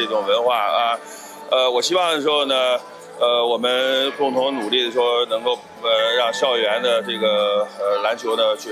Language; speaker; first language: Chinese; native; Chinese